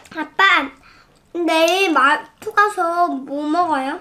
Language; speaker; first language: Korean; early bilingual, other home language; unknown